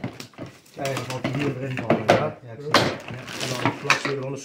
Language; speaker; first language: Dutch; native; Dutch